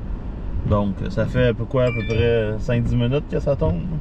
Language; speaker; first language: French; native; French